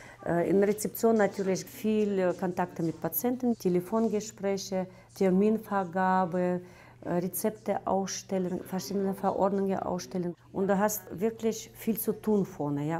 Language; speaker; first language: German; non-native, fluent; Russian